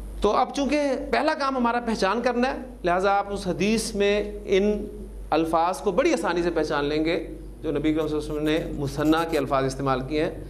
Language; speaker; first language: Urdu; native; Urdu